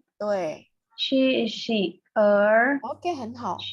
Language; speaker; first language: Chinese; non-native, fluent; Indonesian